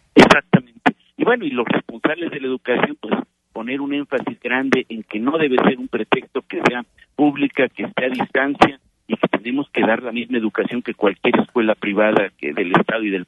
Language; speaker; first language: Spanish; native; Spanish